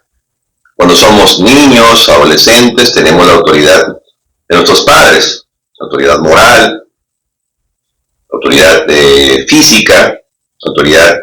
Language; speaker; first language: Spanish; native; Spanish